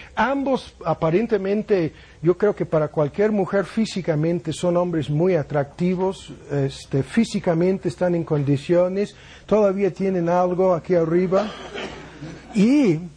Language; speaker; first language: Spanish; non-native, fluent; English